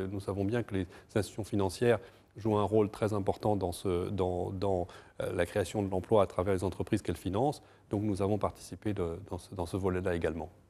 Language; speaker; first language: French; non-native, fluent; Portuguese